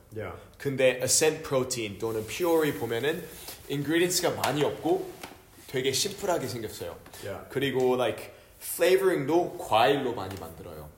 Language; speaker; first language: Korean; early bilingual, heritage; Korean